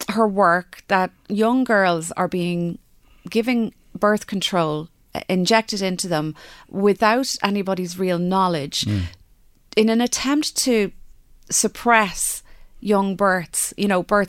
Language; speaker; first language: English; native; English